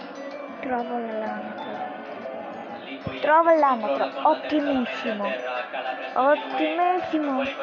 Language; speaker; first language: Italian; early bilingual, other home language; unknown